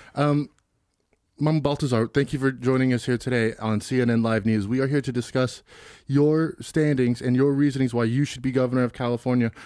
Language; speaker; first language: English; native; English